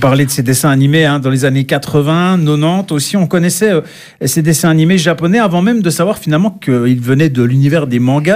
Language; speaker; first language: French; native; French